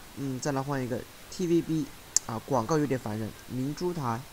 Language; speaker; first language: Chinese; native; Chinese